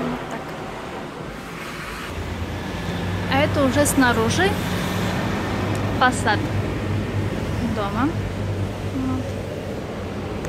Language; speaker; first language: Russian; non-native, fluent; Armenian